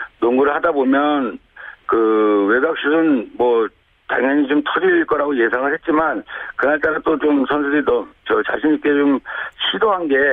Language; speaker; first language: Korean; native; Korean